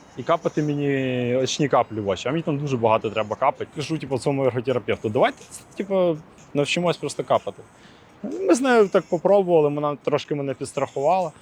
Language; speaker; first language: Ukrainian; non-native, local second language; Russian